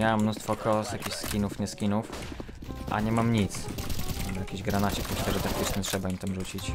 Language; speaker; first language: Polish; native; Polish